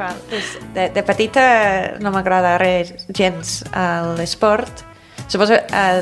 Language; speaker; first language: Catalan; non-native, fluent; English